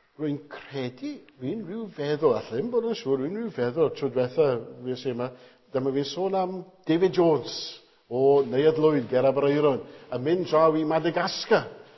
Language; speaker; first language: Welsh; native; Welsh